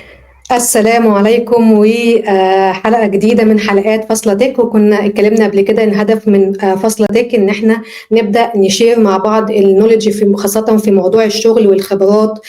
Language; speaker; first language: Arabic; native; Arabic